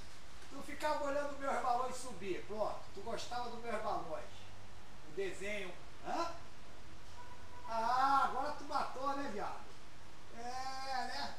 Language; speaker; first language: Portuguese; native; Portuguese